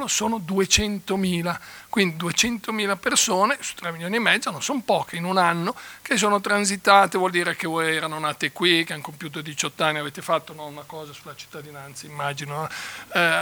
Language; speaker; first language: Italian; native; Italian